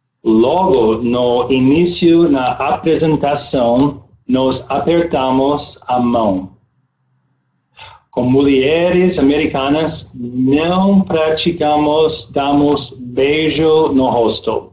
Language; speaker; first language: Portuguese; non-native, learner; English